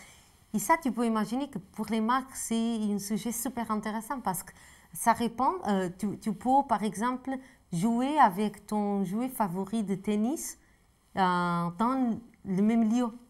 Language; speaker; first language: French; non-native, fluent; Portuguese